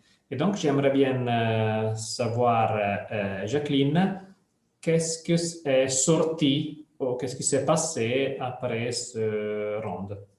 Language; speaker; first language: French; non-native, fluent; Italian